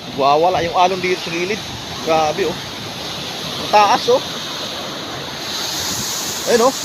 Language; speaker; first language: Filipino; non-native, local second language; Masbatenyo